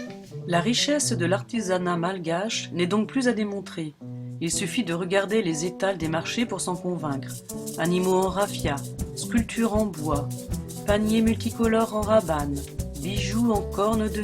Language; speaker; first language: French; native; French